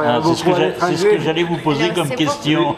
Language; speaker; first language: French; native; French